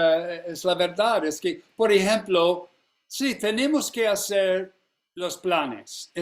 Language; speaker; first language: Spanish; non-native, fluent; English